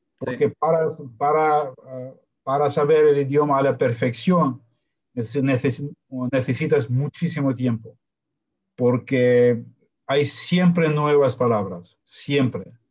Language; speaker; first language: Spanish; non-native, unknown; Russian